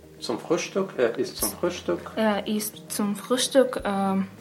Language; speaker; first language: German; non-native, learner; Russian